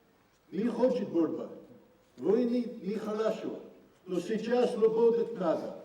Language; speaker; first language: Russian; non-native, learner; English